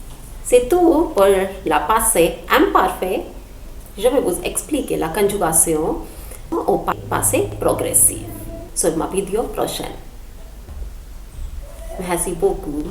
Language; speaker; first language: French; non-native, fluent; Hindi